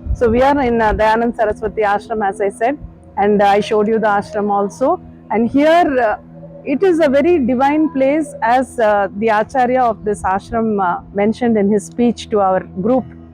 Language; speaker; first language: English; non-native, local second language; Tamil